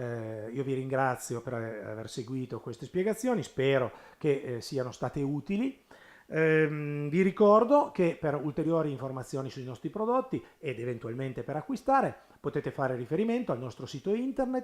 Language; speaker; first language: Italian; native; Italian